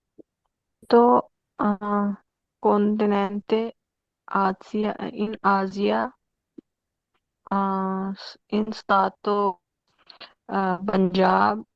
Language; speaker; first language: Italian; non-native, learner; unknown